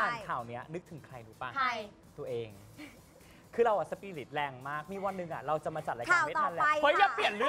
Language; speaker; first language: Thai; native; Thai